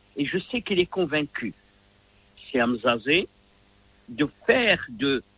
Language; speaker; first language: French; non-native, local second language; Arabic